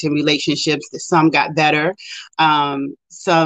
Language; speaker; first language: English; native; English